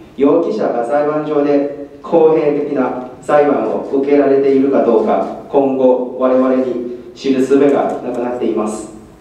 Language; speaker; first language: Japanese; non-native, fluent; Cantonese